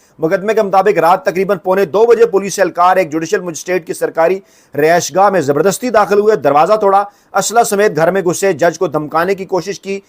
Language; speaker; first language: Urdu; native; Urdu